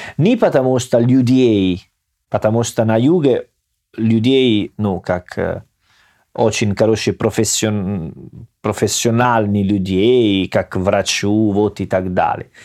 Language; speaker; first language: Russian; non-native, learner; Italian